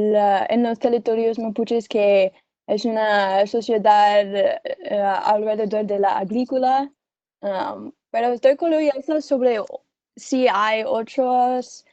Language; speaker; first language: Spanish; non-native, learner; English